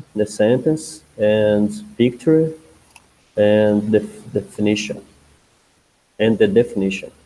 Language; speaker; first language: English; non-native, learner; Portuguese